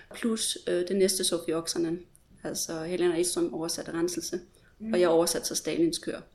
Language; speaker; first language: Danish; native; Danish